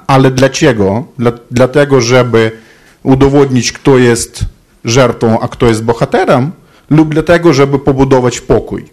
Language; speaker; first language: Polish; non-native, fluent; Ukrainian